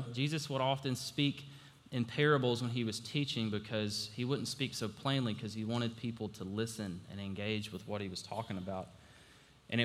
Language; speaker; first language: English; native; English